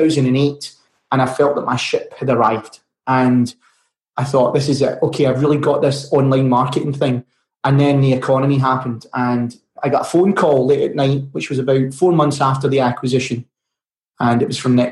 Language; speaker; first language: English; native; English